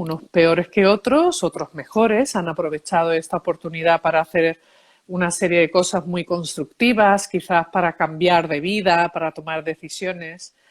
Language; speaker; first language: Spanish; early bilingual, heritage; Spanish